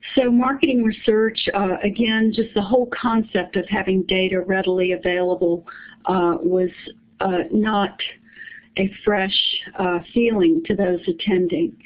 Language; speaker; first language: English; native; English